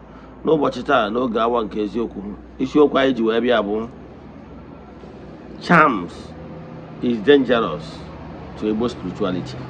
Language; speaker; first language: Igbo; native; Igbo